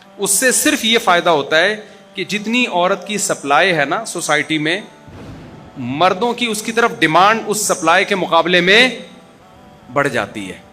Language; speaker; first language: Urdu; native; Urdu